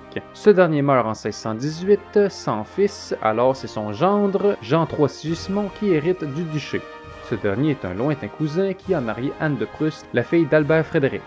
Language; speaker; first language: French; native; French